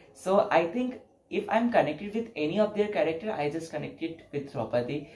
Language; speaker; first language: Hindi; non-native, local second language; Bangla